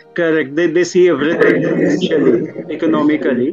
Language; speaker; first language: English; non-native, local second language; Hindi